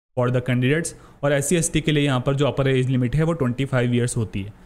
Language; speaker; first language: Hindi; native; Hindi